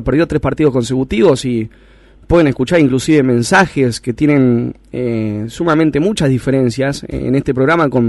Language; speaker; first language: Spanish; native; Spanish